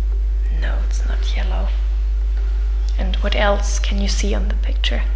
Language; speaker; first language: English; non-native, fluent; German